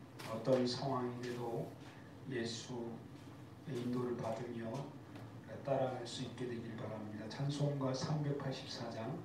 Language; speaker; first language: Korean; native; Korean